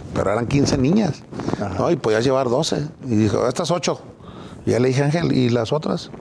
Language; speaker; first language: Spanish; native; Spanish